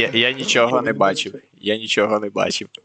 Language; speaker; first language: Ukrainian; native; Ukrainian